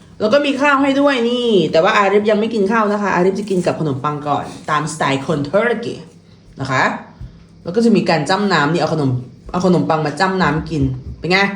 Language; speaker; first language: Thai; native; Thai